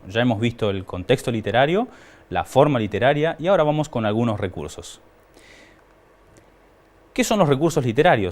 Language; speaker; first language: Spanish; native; Spanish